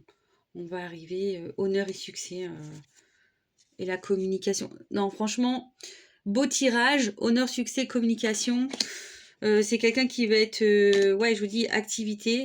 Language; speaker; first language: French; native; French